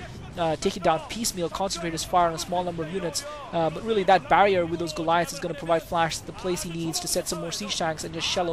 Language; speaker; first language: English; native; English